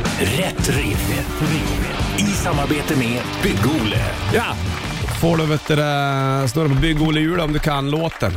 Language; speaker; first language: Swedish; native; Swedish